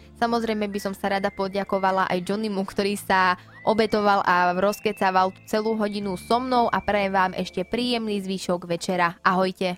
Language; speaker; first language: Slovak; native; Slovak